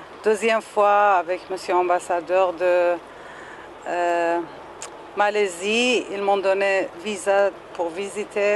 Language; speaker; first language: French; non-native, learner; Persian